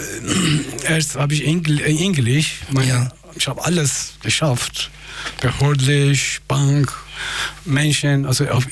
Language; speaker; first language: German; non-native, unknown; Persian